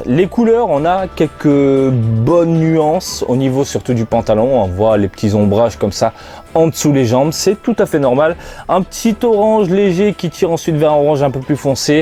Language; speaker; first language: French; native; French